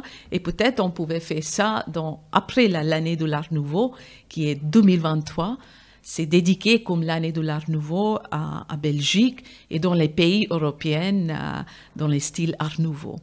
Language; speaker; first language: French; non-native, fluent; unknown